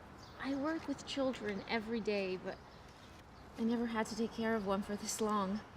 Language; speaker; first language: English; native; English